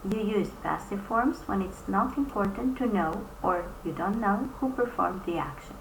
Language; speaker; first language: English; non-native, fluent; Albanian